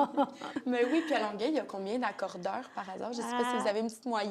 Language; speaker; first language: French; native; French